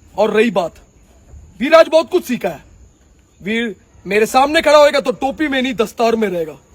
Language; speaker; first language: Hindi; non-native, local second language; Punjabi